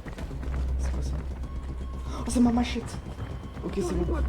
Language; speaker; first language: French; native; French